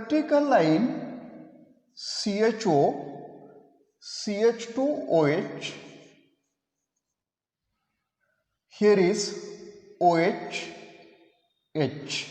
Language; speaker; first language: English; non-native, local second language; Marathi